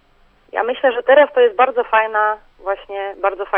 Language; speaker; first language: Polish; native; Polish